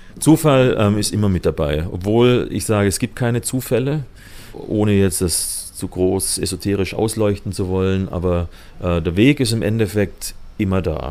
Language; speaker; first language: German; native; German